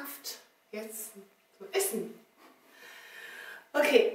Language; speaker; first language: German; non-native, learner; Chinese